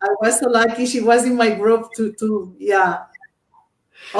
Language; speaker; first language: English; non-native, learner; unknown